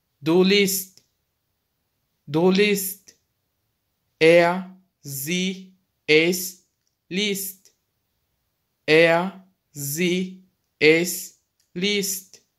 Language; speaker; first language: German; non-native, fluent; Turkish